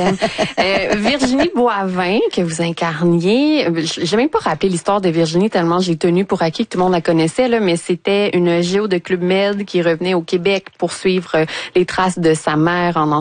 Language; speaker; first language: French; native; French